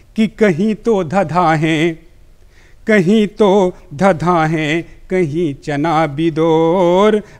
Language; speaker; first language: Hindi; native; Hindi